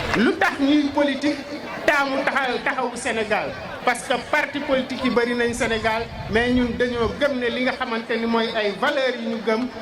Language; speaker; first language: Wolof; native; Wolof